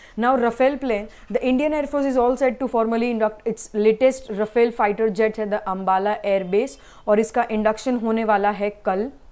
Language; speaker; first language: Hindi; non-native, local second language; Gujarati